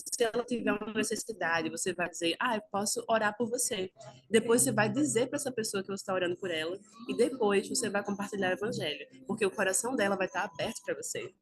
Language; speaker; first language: Portuguese; native; Portuguese